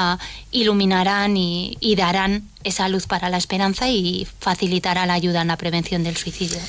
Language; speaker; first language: Spanish; native; Spanish